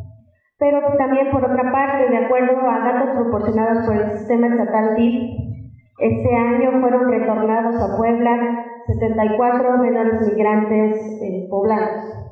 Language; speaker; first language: Spanish; native; Spanish